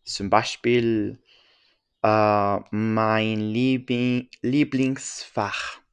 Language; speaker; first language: German; non-native, learner; French